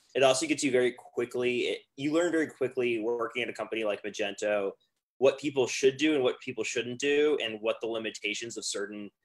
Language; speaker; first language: English; native; English